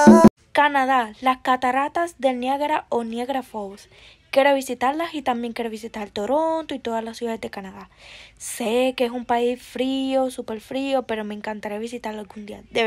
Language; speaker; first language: Spanish; early bilingual, heritage; Spanish